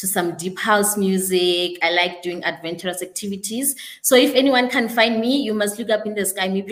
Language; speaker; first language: English; non-native, local second language; Northern Sotho